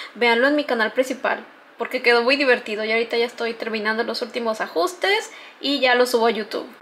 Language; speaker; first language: Spanish; native; Spanish